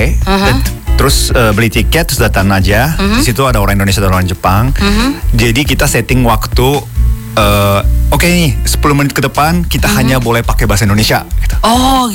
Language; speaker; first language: Indonesian; non-native, fluent; Japanese